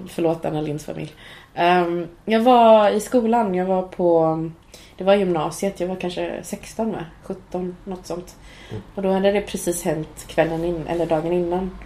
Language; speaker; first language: Swedish; early bilingual, other home language; Cantonese